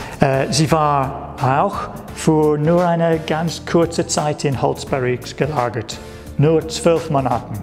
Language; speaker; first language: German; non-native, learner; English